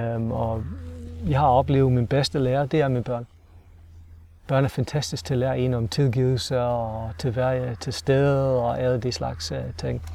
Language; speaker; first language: Danish; non-native, fluent; English